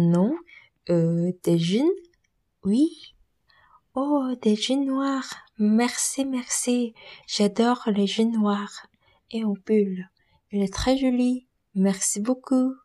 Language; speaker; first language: French; non-native, learner; Korean